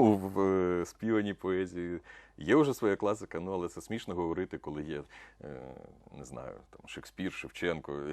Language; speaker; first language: Ukrainian; non-native, local second language; Russian